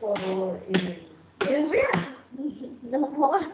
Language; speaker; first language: English; non-native, learner; Spanish